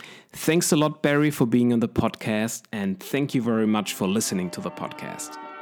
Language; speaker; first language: English; non-native, fluent; German